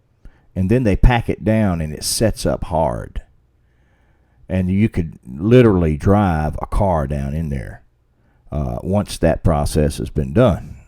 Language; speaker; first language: English; native; English